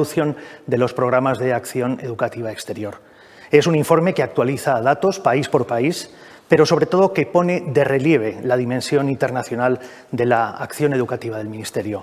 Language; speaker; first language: Spanish; native; Spanish